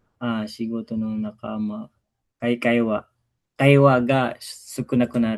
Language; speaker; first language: Japanese; non-native, learner; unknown